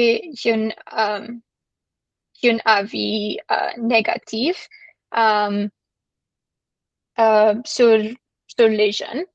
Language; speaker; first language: French; non-native, learner; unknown